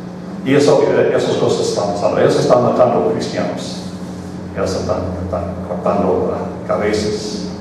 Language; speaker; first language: Spanish; non-native, fluent; English